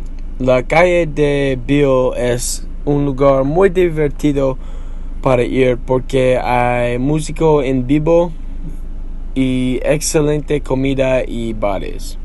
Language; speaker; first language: Spanish; non-native, learner; English